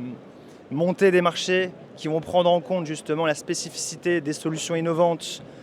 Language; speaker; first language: French; native; French